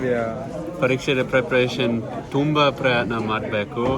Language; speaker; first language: Kannada; non-native, learner; English